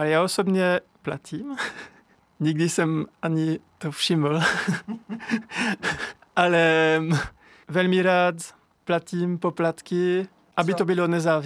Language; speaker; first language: Czech; non-native, learner; French